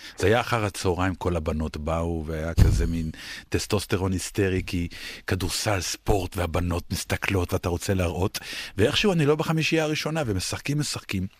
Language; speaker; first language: Hebrew; native; Hebrew